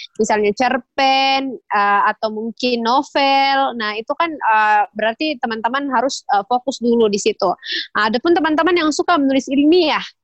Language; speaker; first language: Indonesian; native; Indonesian